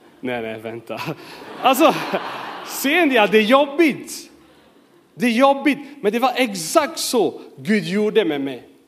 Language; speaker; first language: Swedish; non-native, fluent; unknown